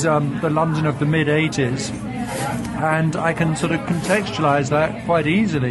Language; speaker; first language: English; native; English